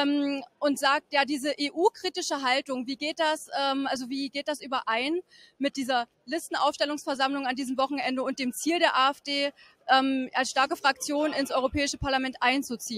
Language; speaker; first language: German; native; German